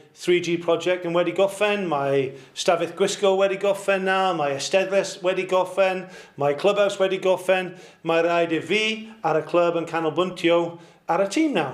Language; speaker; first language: Welsh; non-native, local second language; English